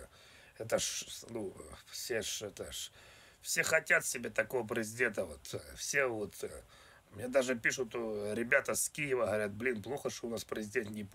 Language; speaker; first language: Russian; native; Russian